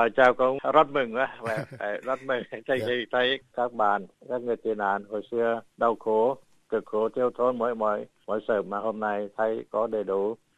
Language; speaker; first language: Vietnamese; early bilingual, heritage; Vietnamese